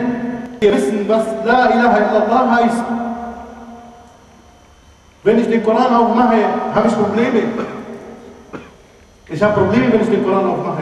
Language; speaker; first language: German; non-native, fluent; Arabic